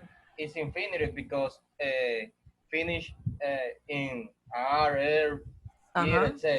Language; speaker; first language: English; non-native, learner; Spanish